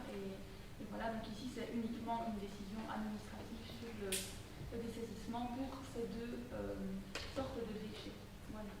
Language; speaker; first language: French; native; French